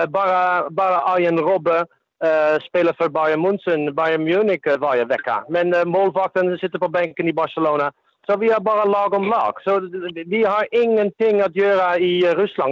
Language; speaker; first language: Swedish; non-native, fluent; Dutch